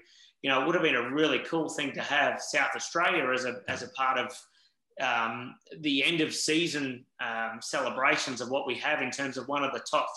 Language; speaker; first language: English; native; English